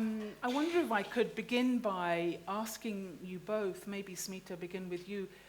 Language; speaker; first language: English; native; English